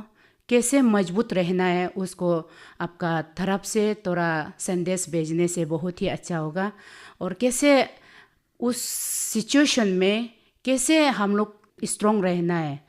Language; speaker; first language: Hindi; non-native, local second language; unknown